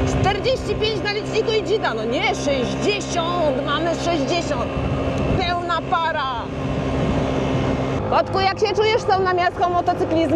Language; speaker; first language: Polish; native; Polish